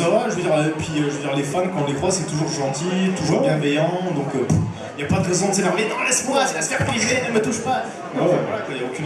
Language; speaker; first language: French; native; French